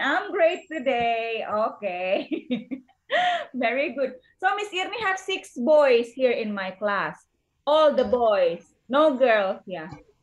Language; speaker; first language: English; non-native, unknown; Indonesian